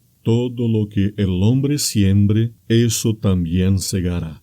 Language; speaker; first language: Spanish; non-native, fluent; Portuguese